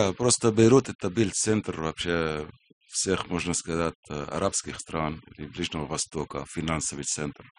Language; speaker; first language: Russian; non-native, fluent; Arabic